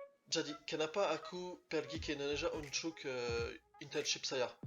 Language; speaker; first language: Indonesian; non-native, learner; French